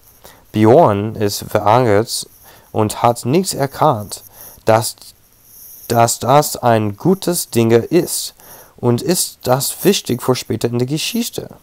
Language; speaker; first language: German; non-native, learner; English